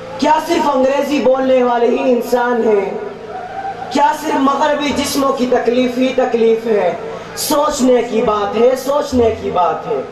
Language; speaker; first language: Urdu; non-native, local second language; Pashto